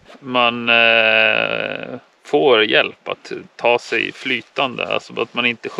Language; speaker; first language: Swedish; native; Swedish